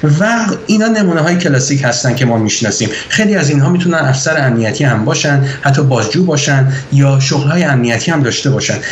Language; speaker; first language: Persian; native; Persian